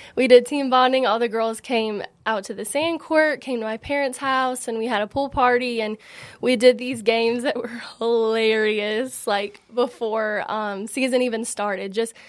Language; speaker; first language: English; native; English